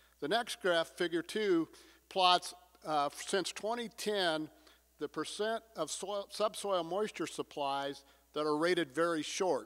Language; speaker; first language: English; native; English